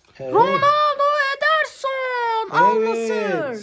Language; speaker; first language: Turkish; native; Turkish